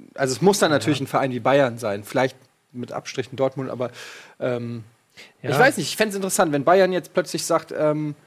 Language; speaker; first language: German; native; German